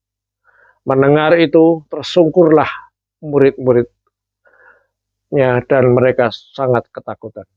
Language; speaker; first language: Indonesian; native; Indonesian